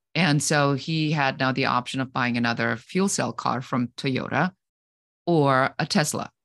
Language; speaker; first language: English; non-native, fluent; German